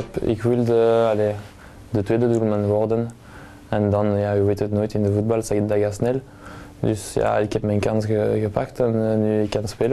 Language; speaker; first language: Dutch; non-native, local second language; French